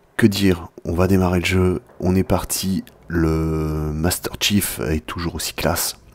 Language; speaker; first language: French; native; French